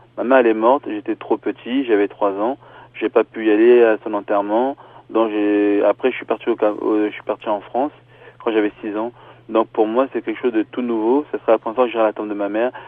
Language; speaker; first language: French; early bilingual, other home language; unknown